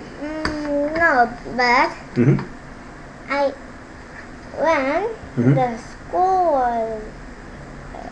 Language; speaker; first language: English; non-native, learner; Korean